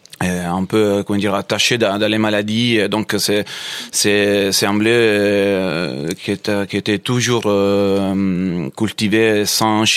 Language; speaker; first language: French; non-native, fluent; Italian